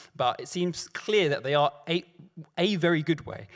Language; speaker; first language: English; native; English